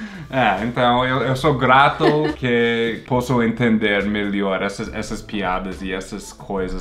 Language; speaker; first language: Portuguese; non-native, fluent; English